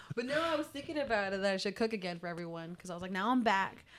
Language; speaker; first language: English; native; English